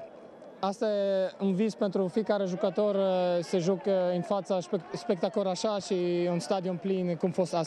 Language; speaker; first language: Romanian; non-native, learner; Polish